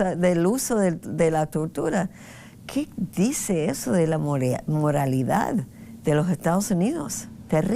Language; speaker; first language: Spanish; non-native, fluent; English